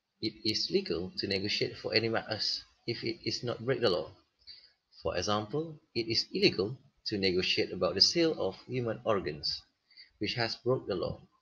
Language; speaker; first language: English; non-native, local second language; Malay